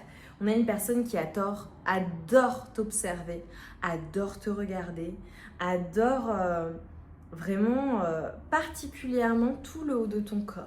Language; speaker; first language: French; native; French